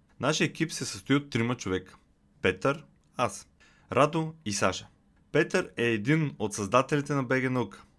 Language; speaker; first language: Bulgarian; native; Bulgarian